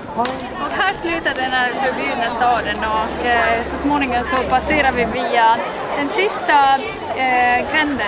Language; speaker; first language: Swedish; non-native, fluent; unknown